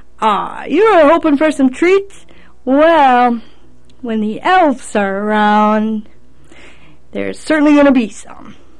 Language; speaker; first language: English; native; English